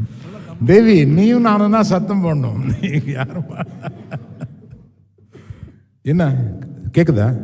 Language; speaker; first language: Tamil; non-native, local second language; Telugu